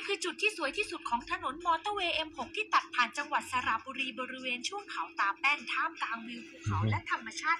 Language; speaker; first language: Thai; native; Thai